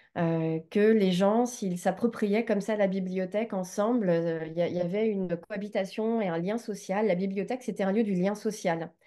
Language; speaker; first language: French; native; French